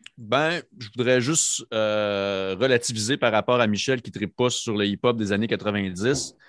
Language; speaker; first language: French; native; French